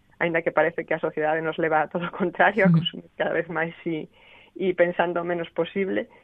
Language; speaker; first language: Galician; non-native, local second language; Spanish